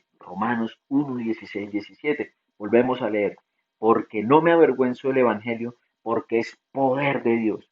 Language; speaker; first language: Spanish; native; Spanish